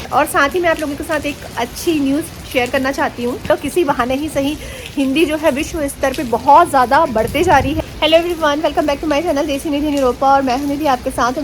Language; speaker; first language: Hindi; native; Hindi